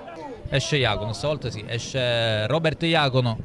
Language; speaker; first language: Italian; native; Italian